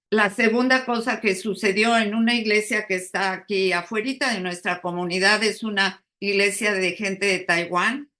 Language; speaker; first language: Spanish; native; Spanish